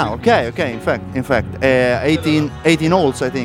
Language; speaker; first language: English; non-native, fluent; Italian